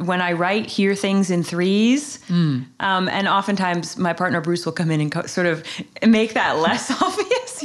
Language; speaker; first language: English; native; English